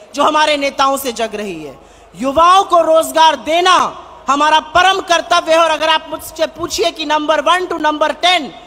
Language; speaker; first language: Hindi; native; Hindi